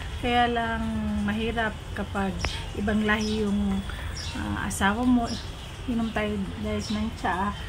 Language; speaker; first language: Filipino; non-native, local second language; Cebuano